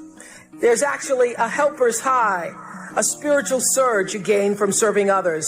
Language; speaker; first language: English; native; English